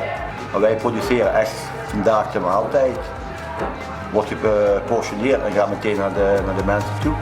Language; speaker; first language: Dutch; native; Dutch